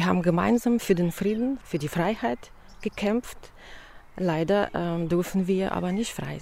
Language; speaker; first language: German; non-native, fluent; Belarusian